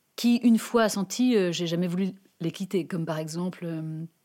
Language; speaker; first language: French; native; French